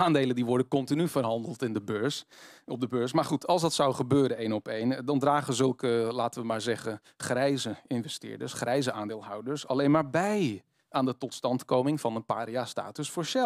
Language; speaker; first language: Dutch; native; Dutch